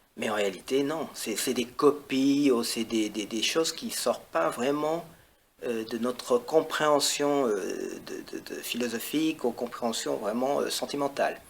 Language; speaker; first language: French; non-native, fluent; Chinese